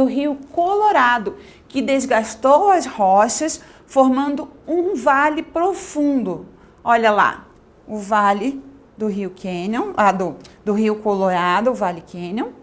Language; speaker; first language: Portuguese; native; Portuguese